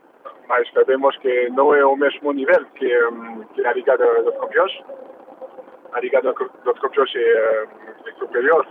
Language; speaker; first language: Portuguese; early bilingual, heritage; French